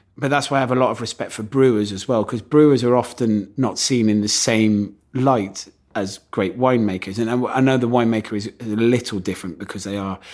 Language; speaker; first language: English; native; English